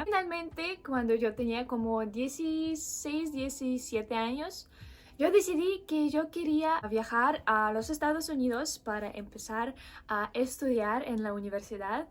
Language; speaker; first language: Spanish; non-native, fluent; Russian